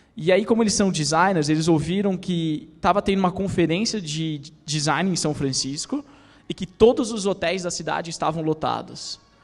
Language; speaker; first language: Portuguese; native; Portuguese